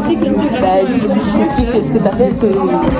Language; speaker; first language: French; native; French